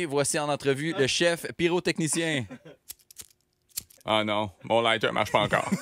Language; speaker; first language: French; native; French